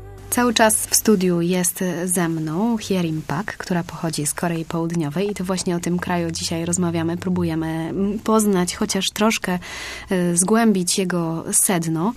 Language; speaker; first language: Polish; native; Polish